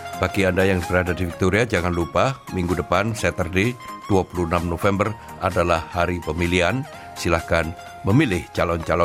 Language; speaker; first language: Indonesian; native; Indonesian